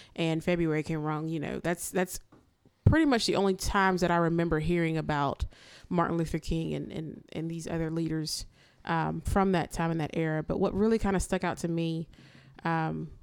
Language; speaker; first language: English; native; English